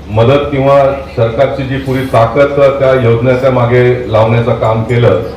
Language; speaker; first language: Marathi; native; Marathi